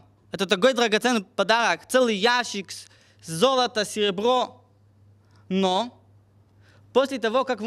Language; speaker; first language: Russian; non-native, fluent; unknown